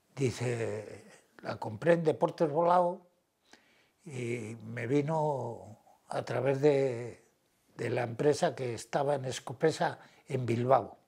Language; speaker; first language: Spanish; native; Spanish